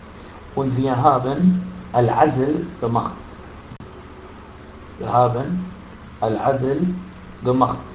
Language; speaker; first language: German; non-native, fluent; Arabic